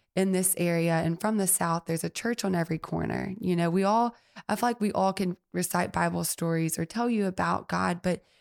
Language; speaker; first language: English; native; English